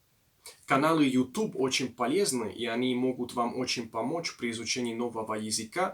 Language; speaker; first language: Russian; non-native, learner; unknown